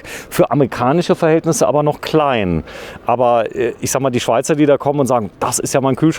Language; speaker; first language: German; native; German